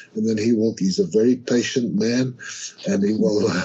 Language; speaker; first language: English; non-native, local second language; Afrikaans